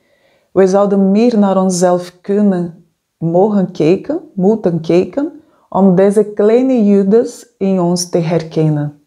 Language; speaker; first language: Dutch; non-native, fluent; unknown